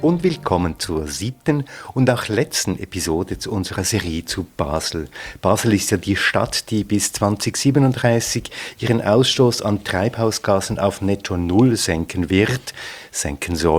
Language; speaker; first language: German; native; German